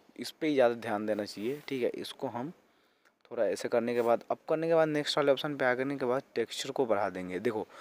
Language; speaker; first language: Hindi; native; Hindi